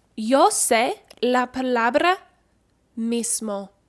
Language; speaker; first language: Spanish; non-native, learner; English